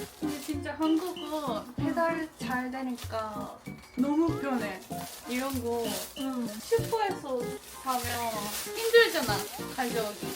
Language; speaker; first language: Korean; non-native, fluent; Japanese